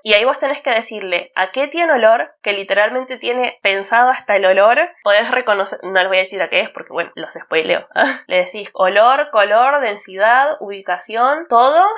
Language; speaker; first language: Spanish; native; Spanish